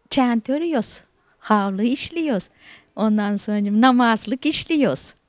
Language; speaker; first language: Turkish; native; Turkish